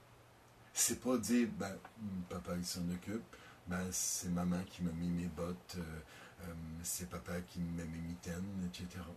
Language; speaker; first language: French; native; French